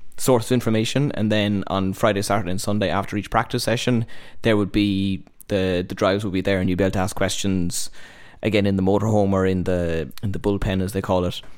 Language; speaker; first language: English; native; English